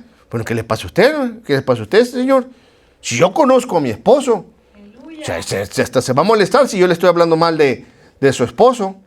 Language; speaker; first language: Spanish; native; Spanish